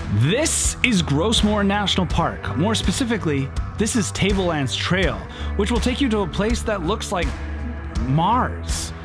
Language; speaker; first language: English; native; English